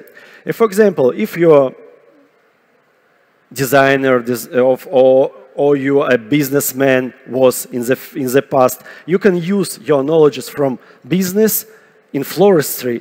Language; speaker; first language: English; non-native, fluent; Russian